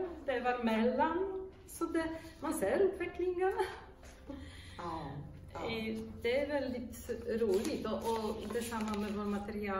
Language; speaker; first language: Swedish; non-native, fluent; Polish